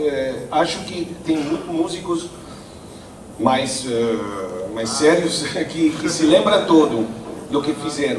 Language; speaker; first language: Portuguese; non-native, fluent; Italian